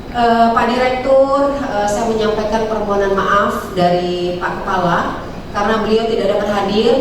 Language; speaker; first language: Indonesian; native; Indonesian